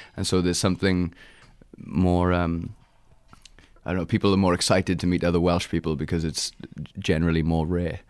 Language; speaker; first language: English; native; English